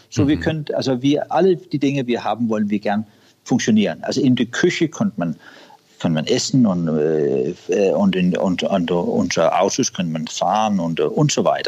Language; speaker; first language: German; non-native, learner; Danish